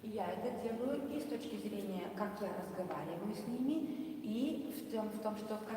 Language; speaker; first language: Russian; non-native, fluent; Italian